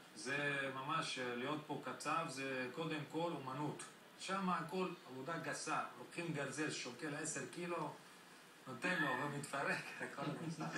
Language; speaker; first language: Hebrew; non-native, fluent; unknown